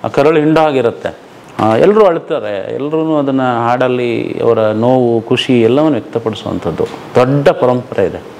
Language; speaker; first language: Kannada; non-native, local second language; Lambadi